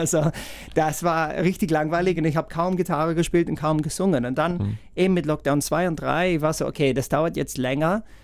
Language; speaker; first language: German; non-native, fluent; English